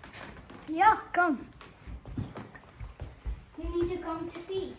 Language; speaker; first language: English; early bilingual, other home language; Hindi